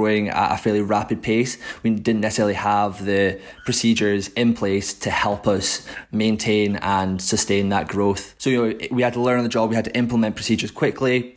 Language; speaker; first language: English; native; English